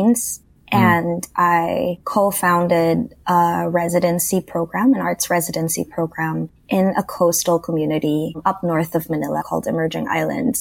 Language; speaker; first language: English; non-native, local second language; Filipino